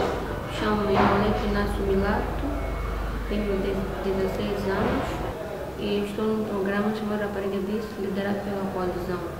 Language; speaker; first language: Portuguese; non-native, local second language; Makhuwa